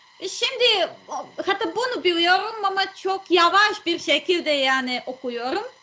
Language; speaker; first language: Turkish; non-native, learner; Serbian